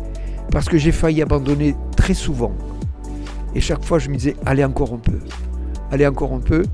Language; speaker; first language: French; native; French